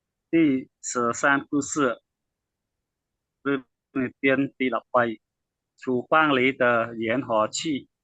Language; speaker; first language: Chinese; non-native, learner; Khmer